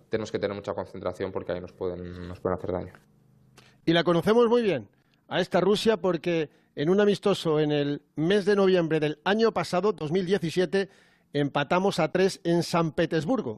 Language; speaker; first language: Spanish; native; Spanish